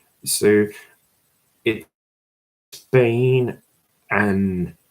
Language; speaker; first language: English; native; English